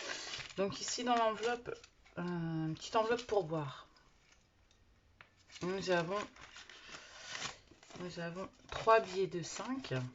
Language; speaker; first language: French; native; French